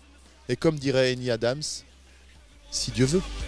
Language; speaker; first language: French; native; French